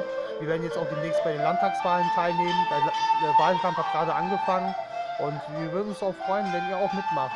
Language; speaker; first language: German; early bilingual, other home language; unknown